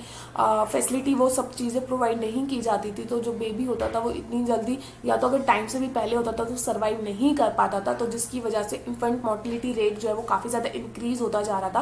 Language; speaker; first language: Hindi; native; Hindi